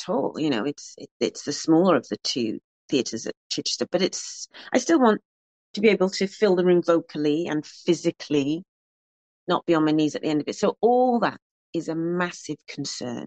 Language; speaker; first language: English; native; English